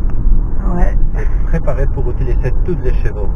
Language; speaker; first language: French; non-native, learner; Spanish